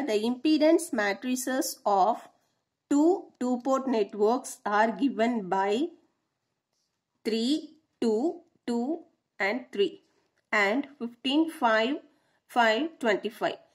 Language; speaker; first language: English; non-native, local second language; Tamil